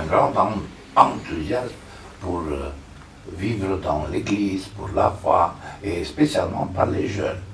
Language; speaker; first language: French; non-native, fluent; Romanian